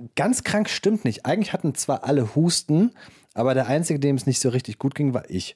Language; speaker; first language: German; native; German